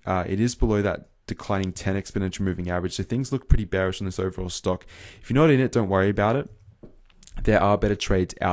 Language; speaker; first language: English; native; English